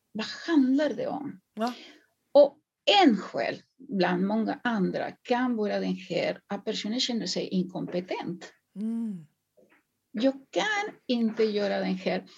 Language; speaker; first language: Swedish; non-native, fluent; Spanish